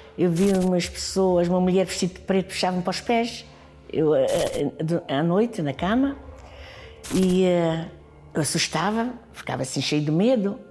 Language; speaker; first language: Portuguese; non-native, local second language; Kabuverdianu